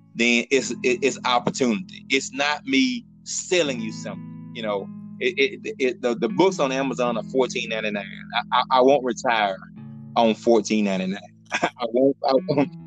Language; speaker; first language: English; native; English